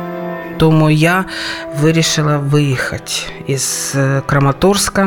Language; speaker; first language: Ukrainian; non-native, local second language; Russian